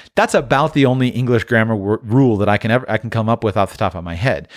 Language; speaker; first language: English; native; English